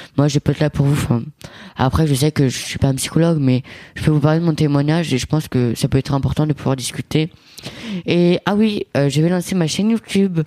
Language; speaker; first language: French; native; French